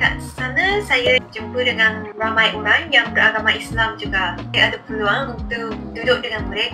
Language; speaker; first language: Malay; non-native, fluent; Japanese